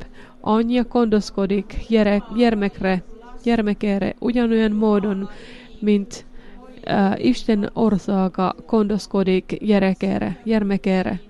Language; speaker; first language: Hungarian; non-native, learner; Finnish